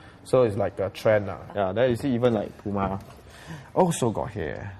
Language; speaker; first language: English; non-native, local second language; Chinese